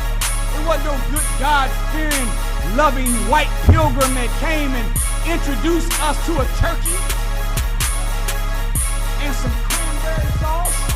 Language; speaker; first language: English; native; English